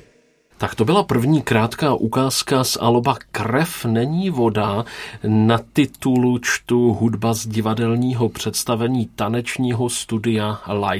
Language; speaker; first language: Czech; native; Czech